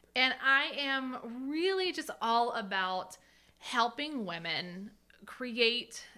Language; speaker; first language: English; native; English